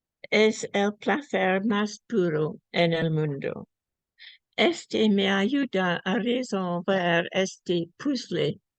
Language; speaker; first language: Spanish; non-native, fluent; English